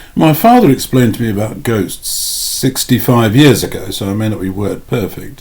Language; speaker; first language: English; native; English